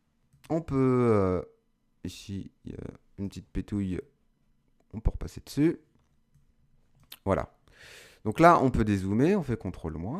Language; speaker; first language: French; native; French